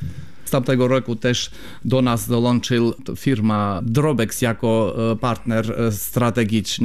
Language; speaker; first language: Polish; non-native, fluent; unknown